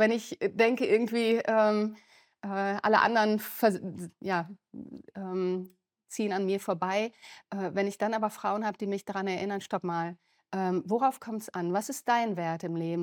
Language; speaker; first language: German; native; German